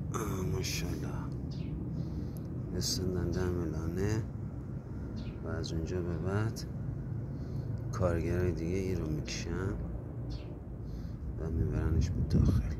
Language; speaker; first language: Persian; native; Persian